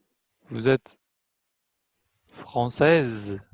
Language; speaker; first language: French; non-native, fluent; Albanian